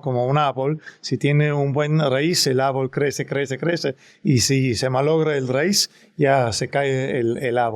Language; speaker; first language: Spanish; non-native, fluent; Danish